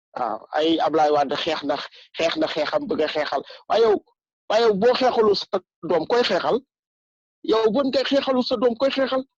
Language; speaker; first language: Wolof; non-native, local second language; Bambara